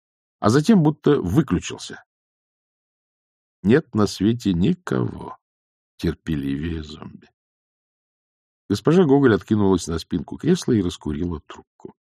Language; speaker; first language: Russian; native; Russian